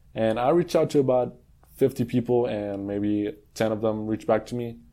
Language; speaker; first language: English; non-native, fluent; Spanish